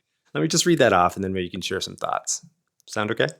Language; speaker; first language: English; native; English